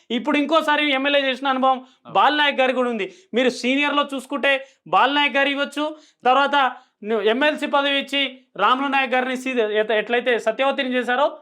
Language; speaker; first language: Telugu; non-native, local second language; Lambadi